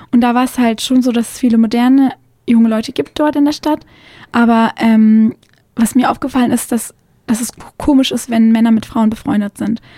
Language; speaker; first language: German; native; German